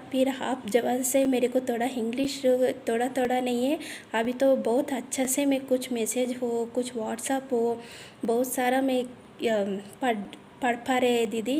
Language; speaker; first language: Hindi; non-native, local second language; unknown